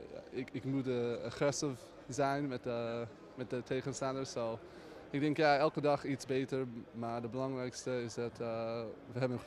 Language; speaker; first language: Dutch; non-native, learner; English